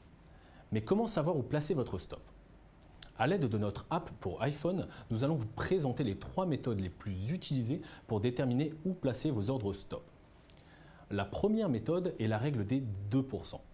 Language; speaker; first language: French; native; French